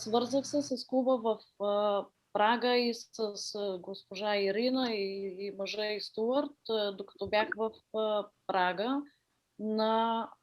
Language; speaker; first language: Bulgarian; early bilingual, heritage; Danish